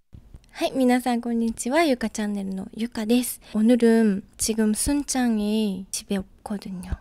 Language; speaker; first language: Korean; non-native, fluent; Japanese